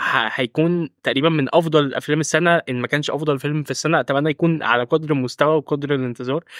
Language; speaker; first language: Arabic; native; Arabic